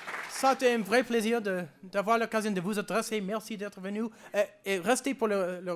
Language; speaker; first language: French; non-native, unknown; English